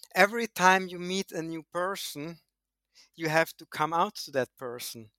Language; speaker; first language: English; non-native, fluent; German